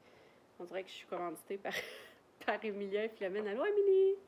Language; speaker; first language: French; native; French